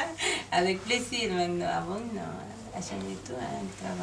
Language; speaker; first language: French; non-native, learner; Spanish